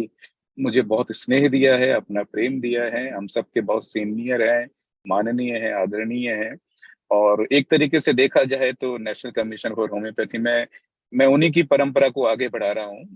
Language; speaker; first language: Hindi; native; Hindi